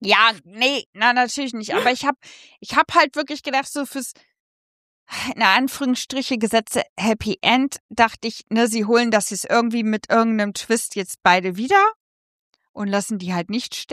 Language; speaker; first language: German; native; German